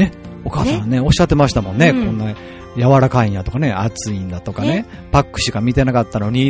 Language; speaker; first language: Japanese; native; Japanese